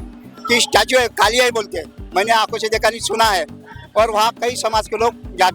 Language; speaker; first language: Hindi; native; Hindi